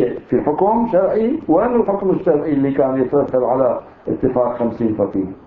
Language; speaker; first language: Arabic; native; Arabic